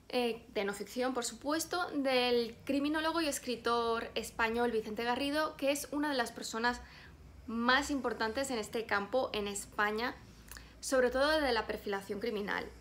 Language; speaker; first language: Spanish; native; Spanish